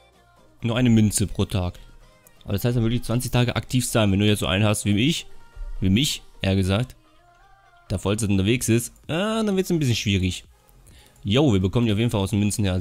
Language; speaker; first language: German; native; German